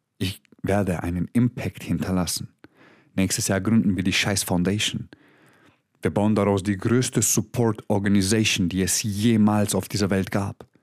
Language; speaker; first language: German; early bilingual, other home language; Croatian